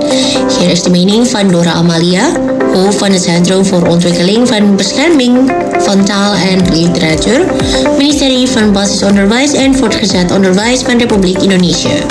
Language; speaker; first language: Dutch; non-native, fluent; Indonesian